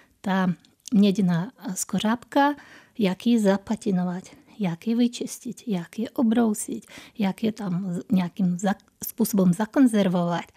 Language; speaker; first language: Czech; non-native, fluent; Russian